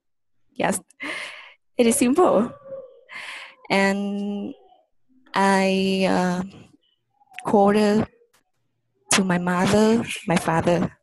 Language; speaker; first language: English; non-native, learner; Vietnamese